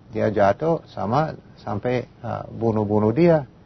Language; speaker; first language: Indonesian; non-native, fluent; English